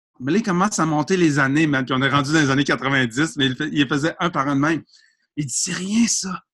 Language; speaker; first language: French; native; French